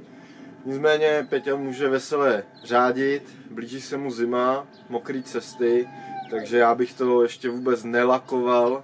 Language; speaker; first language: Czech; native; Czech